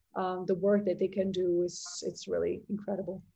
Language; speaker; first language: English; non-native, fluent; Czech